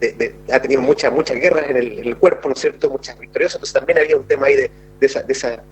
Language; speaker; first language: Spanish; native; Spanish